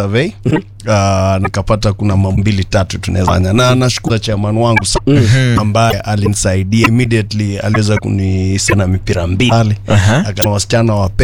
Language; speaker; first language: Swahili; non-native, local second language; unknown